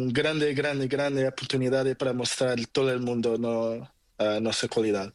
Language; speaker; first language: Spanish; non-native, learner; Portuguese